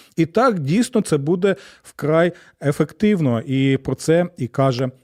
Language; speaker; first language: Ukrainian; native; Ukrainian